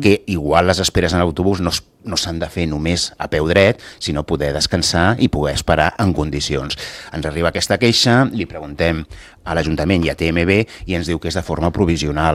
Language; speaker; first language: Catalan; native; Catalan